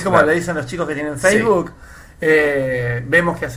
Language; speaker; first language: Spanish; native; Spanish